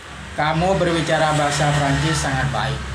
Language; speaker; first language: Indonesian; non-native, local second language; Madurese